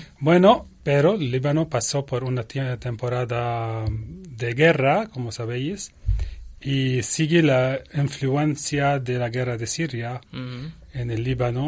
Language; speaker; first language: Spanish; non-native, learner; Arabic